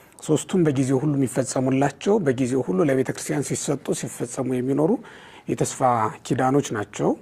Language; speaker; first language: Amharic; native; Amharic